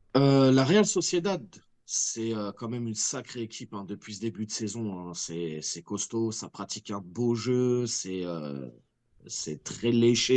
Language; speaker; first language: French; native; French